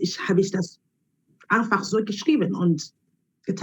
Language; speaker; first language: German; non-native, learner; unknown